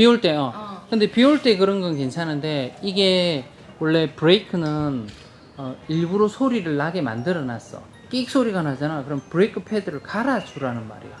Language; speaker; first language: Korean; native; Korean